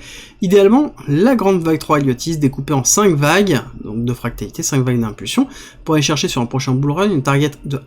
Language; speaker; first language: French; native; French